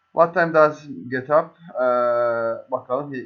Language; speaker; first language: English; non-native, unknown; Turkish